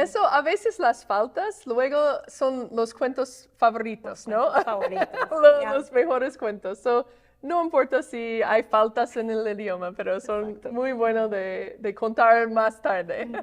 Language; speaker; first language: Spanish; non-native, fluent; English